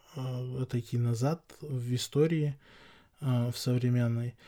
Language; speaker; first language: Russian; non-native, local second language; Chechen